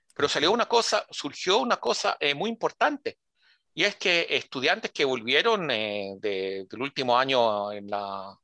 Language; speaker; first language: Spanish; early bilingual, heritage; Spanish